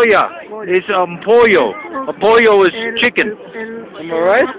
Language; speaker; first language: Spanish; non-native, learner; English